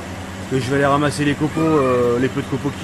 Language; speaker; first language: French; native; French